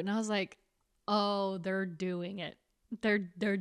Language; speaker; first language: English; native; English